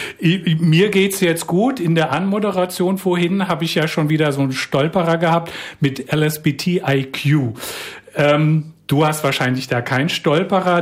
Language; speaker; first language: German; native; German